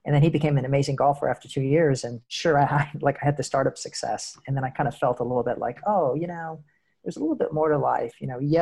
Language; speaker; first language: English; native; English